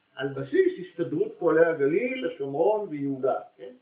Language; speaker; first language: Hebrew; native; Hebrew